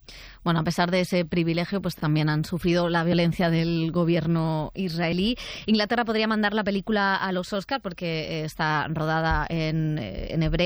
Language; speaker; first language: Spanish; native; Spanish